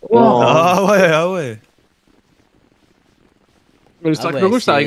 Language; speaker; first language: French; native; French